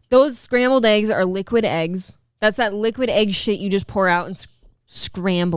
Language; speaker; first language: English; native; English